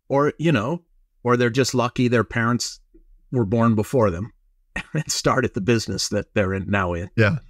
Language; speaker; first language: English; native; English